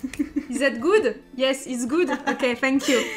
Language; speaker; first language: English; non-native, learner; French